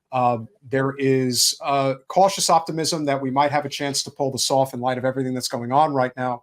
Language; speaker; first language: English; native; English